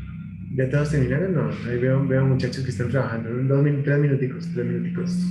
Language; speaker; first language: Spanish; native; Spanish